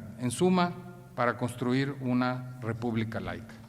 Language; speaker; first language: Spanish; native; Spanish